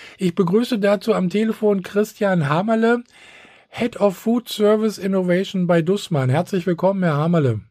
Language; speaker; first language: German; native; German